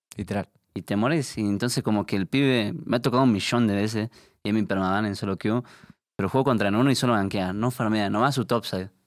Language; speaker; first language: Spanish; native; Spanish